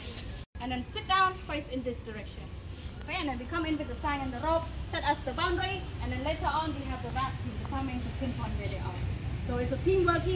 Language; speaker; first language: English; non-native, fluent; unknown